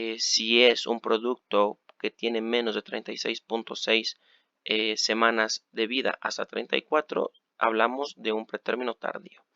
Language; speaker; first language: Spanish; native; Spanish